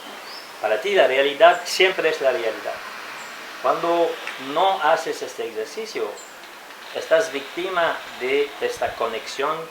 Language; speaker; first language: Spanish; non-native, fluent; French